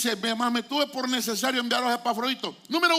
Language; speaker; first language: Spanish; native; Spanish